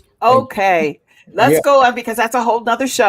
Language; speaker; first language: English; native; English